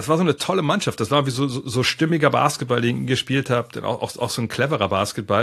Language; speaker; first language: German; native; German